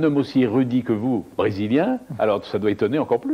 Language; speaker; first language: French; native; French